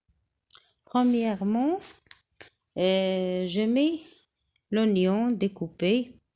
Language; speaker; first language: French; non-native, local second language; Arabic